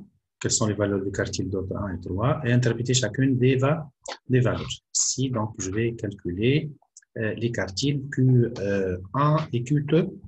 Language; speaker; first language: French; non-native, local second language; Arabic